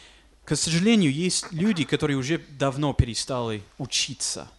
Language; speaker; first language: Russian; non-native, fluent; English